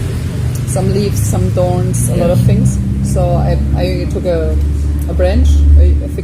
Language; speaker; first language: English; non-native, fluent; German